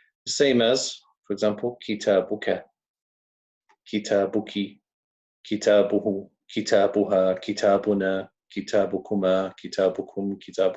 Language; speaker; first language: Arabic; non-native, fluent; English